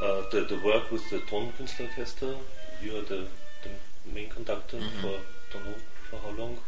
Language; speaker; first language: English; non-native, learner; German